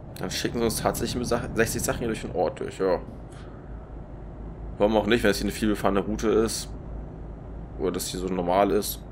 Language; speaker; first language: German; native; German